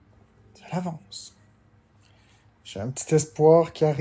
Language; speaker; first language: French; native; French